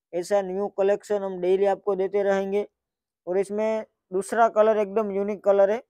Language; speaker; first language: Hindi; non-native, local second language; Gujarati